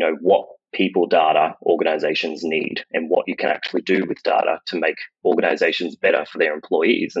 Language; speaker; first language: English; native; English